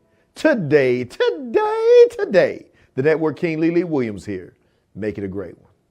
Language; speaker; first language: English; native; English